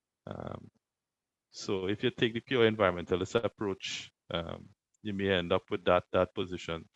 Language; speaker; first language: English; native; English